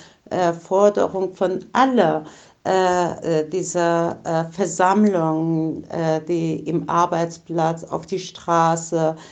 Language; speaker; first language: German; non-native, fluent; Persian